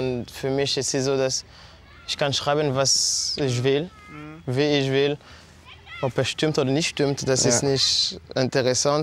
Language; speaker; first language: German; non-native, fluent; French